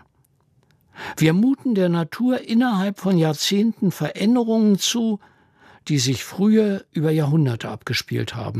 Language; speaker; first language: German; native; German